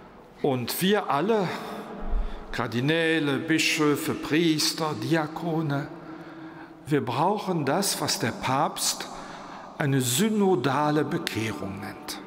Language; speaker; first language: German; non-native, local second language; Luxembourgish